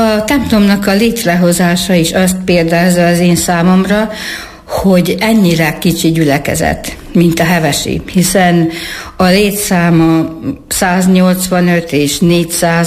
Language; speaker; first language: Hungarian; native; Hungarian